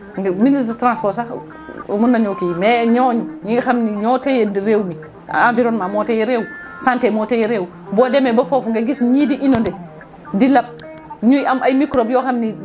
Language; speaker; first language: Wolof; non-native, local second language; Fula